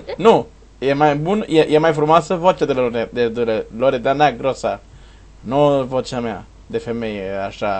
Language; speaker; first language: Romanian; non-native, learner; Portuguese